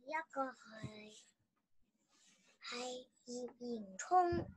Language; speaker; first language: Cantonese; non-native, learner; Chinese